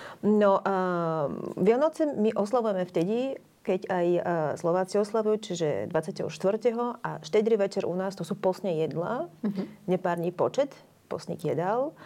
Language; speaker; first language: Slovak; non-native, fluent; Bulgarian